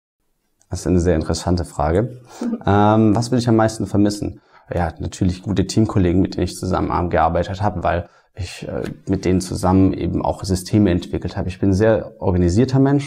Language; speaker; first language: German; native; German